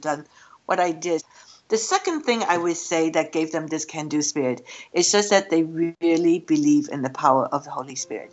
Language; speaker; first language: English; non-native, local second language; Cantonese